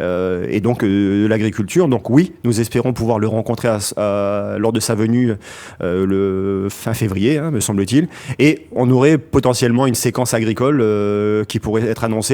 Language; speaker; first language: French; native; French